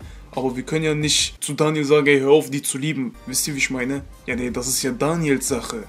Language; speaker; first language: German; native; German